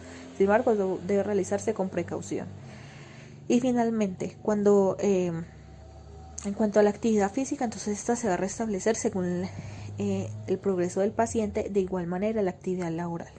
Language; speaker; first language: Spanish; native; Spanish